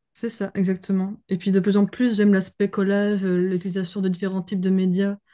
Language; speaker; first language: French; native; French